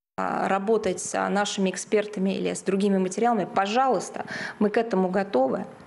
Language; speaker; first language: Russian; native; Russian